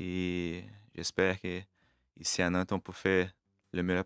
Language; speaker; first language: French; non-native, learner; Portuguese